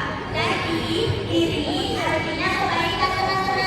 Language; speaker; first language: Indonesian; native; Indonesian